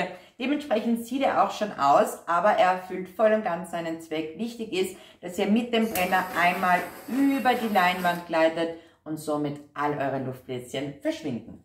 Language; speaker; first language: German; native; German